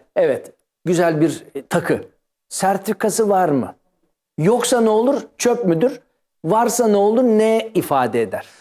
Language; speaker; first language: Turkish; native; Turkish